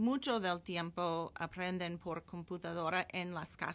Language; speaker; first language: Spanish; non-native, fluent; English